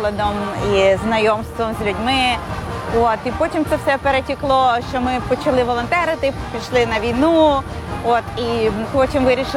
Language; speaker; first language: Ukrainian; native; Ukrainian